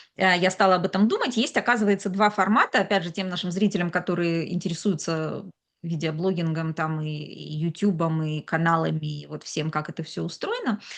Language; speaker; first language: Russian; native; Russian